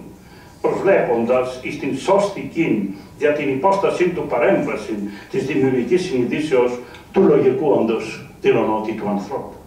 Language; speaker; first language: Greek; native; Greek